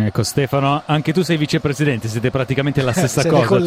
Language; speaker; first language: Italian; native; Italian